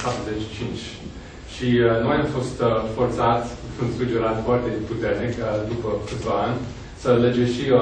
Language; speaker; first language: Romanian; non-native, fluent; English